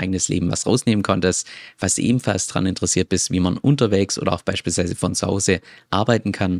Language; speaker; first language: German; native; German